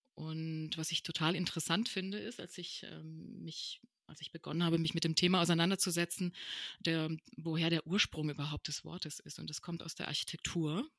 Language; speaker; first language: German; early bilingual, other home language; Spanish